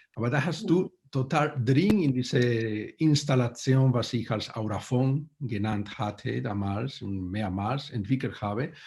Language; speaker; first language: German; non-native, fluent; Spanish